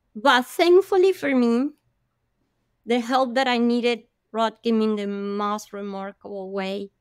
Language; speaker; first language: English; non-native, fluent; Spanish